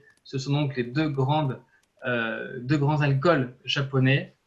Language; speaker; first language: French; native; French